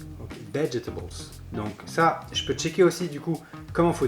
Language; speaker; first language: French; native; French